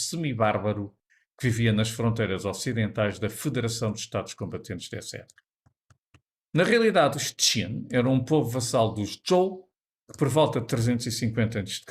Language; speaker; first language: Portuguese; native; Portuguese